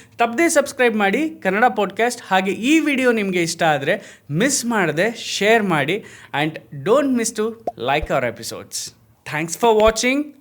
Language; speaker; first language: Kannada; native; Kannada